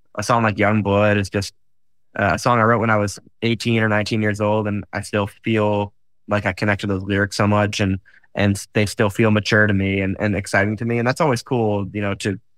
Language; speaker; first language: English; native; English